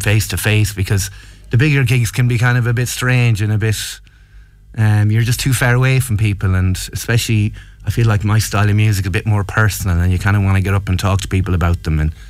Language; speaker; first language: English; native; English